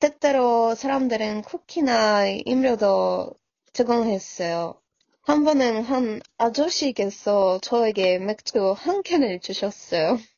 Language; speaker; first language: Korean; non-native, learner; Russian